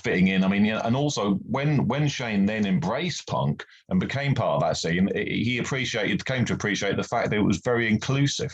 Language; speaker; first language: English; native; English